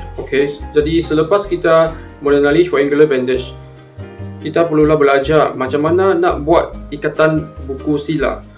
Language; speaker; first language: Malay; non-native, local second language; Chinese